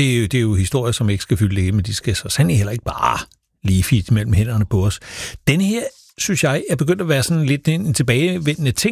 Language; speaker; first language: Danish; native; Danish